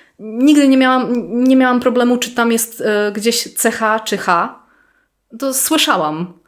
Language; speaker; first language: Polish; native; Polish